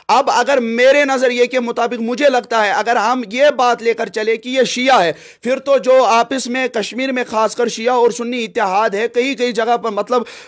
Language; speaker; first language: Hindi; non-native, local second language; Kashmiri